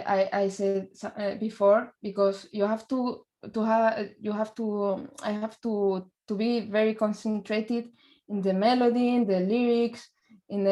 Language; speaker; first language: English; non-native, learner; Spanish